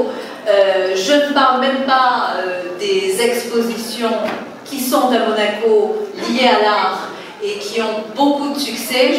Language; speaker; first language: French; native; French